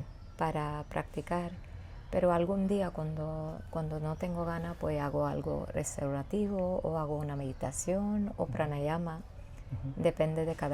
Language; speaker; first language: Spanish; non-native, fluent; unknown